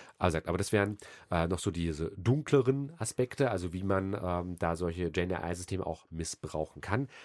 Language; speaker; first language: German; native; German